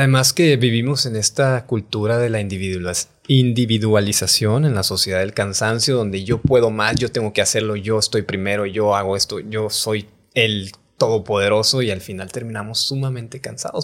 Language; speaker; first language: Spanish; native; Spanish